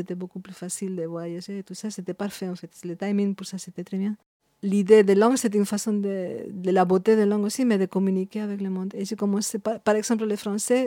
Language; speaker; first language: French; non-native, fluent; Spanish